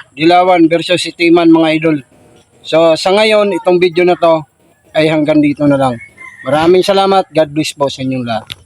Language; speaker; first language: Filipino; native; Filipino